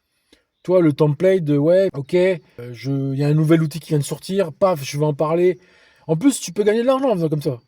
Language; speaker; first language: French; native; French